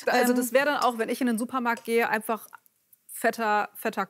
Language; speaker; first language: German; native; German